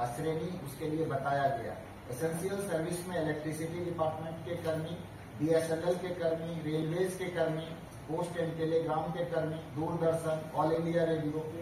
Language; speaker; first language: Hindi; native; Hindi